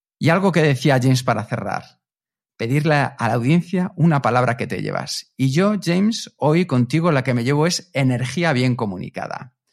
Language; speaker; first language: Spanish; native; Spanish